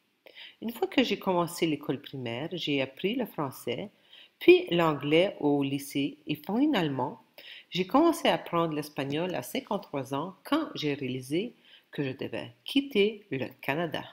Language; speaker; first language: French; non-native, local second language; Ukrainian